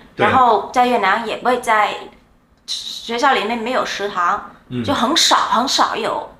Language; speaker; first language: Chinese; non-native, fluent; Vietnamese